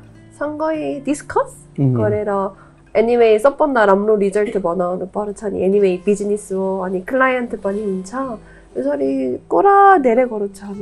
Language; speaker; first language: Nepali; non-native, learner; Korean